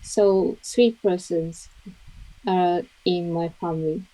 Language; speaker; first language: English; non-native, learner; Japanese